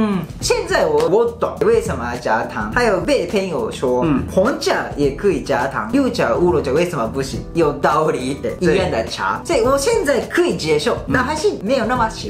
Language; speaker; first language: Chinese; non-native, fluent; Japanese